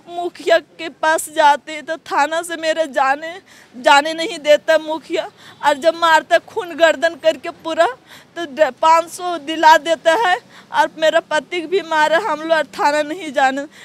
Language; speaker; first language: Hindi; native; Hindi